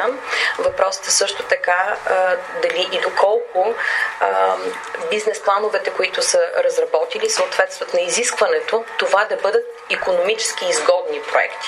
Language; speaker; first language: Bulgarian; native; Bulgarian